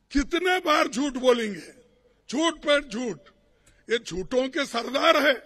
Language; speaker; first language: Hindi; non-native, local second language; Kannada